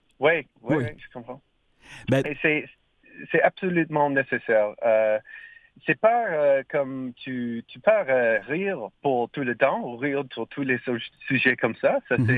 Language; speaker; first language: French; non-native, learner; English